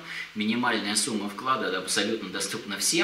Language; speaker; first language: Russian; native; Russian